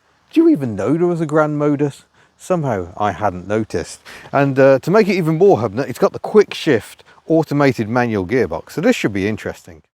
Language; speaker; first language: English; native; English